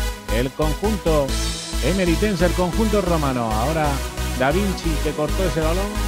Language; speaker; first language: Spanish; native; Spanish